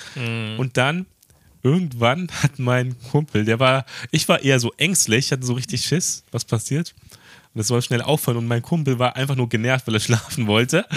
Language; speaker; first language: German; native; German